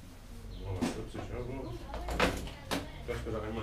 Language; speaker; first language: German; native; German